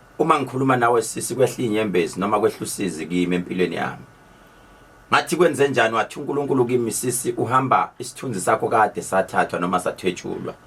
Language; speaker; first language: Zulu; native; Zulu